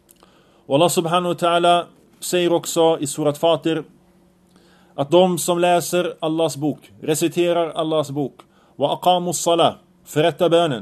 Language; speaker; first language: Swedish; early bilingual, other home language; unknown